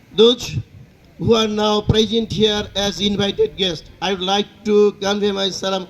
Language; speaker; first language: English; non-native, local second language; Bangla